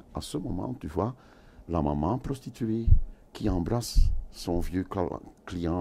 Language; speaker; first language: French; non-native, local second language; Dutch